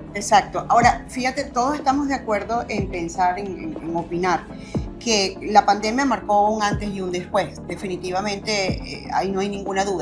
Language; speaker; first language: Spanish; native; Spanish